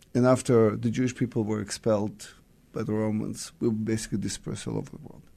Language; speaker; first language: English; non-native, fluent; Russian